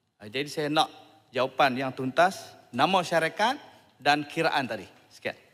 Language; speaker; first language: Malay; native; Malay